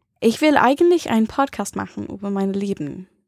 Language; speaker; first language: German; non-native, learner; English